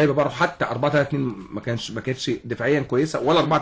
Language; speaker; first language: Arabic; native; Arabic